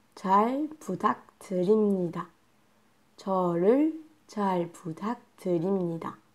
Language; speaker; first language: Korean; non-native, learner; French